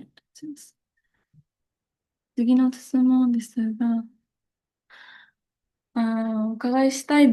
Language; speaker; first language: Japanese; non-native, fluent; Indonesian